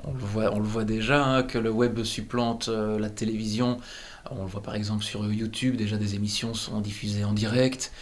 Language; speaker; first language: French; native; French